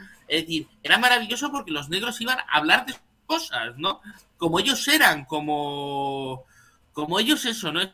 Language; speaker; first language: Spanish; native; Spanish